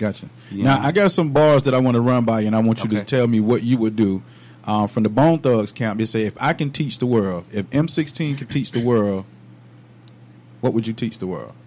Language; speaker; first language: English; native; English